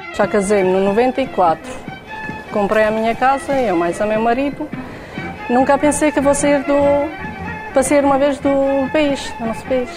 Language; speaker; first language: Portuguese; non-native, learner; Romanian